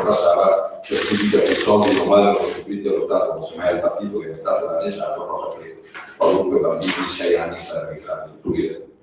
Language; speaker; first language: Italian; native; Italian